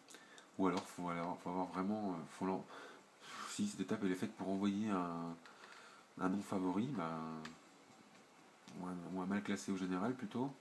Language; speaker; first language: French; native; French